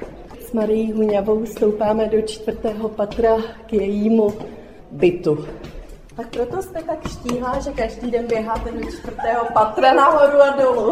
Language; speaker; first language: Czech; native; Czech